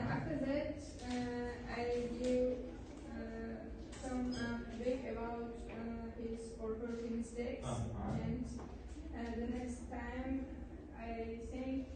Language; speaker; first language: English; non-native, learner; Uzbek